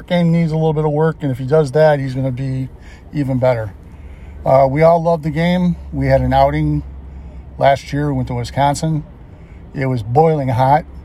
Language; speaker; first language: English; native; English